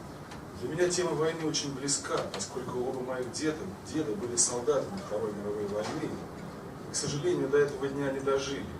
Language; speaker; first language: Russian; native; Russian